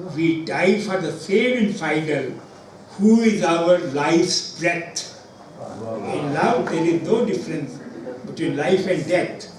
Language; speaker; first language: English; non-native, local second language; Urdu